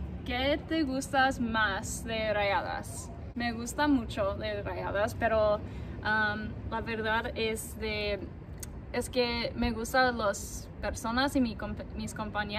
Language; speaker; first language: Spanish; non-native, learner; English